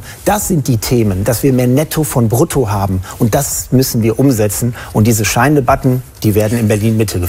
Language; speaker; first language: German; native; German